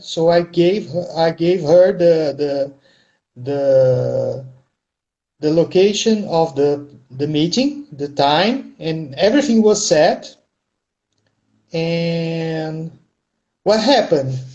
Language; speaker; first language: English; non-native, fluent; Portuguese